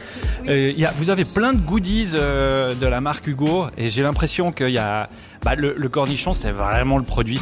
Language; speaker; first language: French; native; French